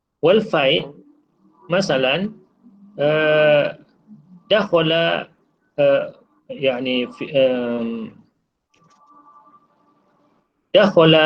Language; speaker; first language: Arabic; non-native, fluent; Malay